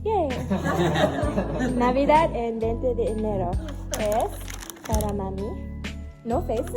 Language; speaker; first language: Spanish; non-native, learner; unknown